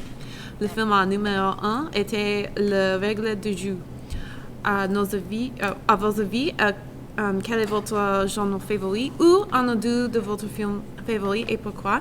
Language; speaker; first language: French; non-native, learner; English